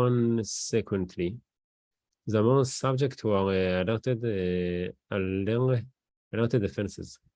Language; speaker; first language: English; non-native, learner; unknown